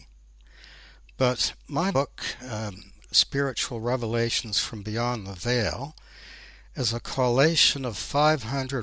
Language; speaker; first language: English; native; English